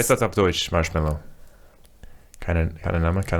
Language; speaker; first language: German; non-native, learner; English